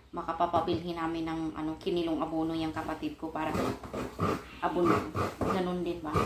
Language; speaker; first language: Filipino; non-native, local second language; Cebuano